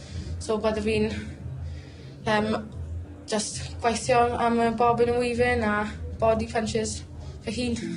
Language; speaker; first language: Welsh; non-native, local second language; English